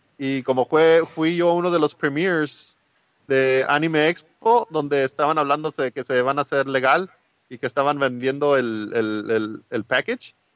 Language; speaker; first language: Spanish; early bilingual, heritage; Spanish